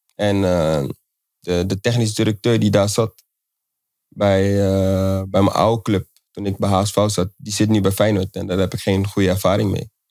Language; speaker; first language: Dutch; native; Dutch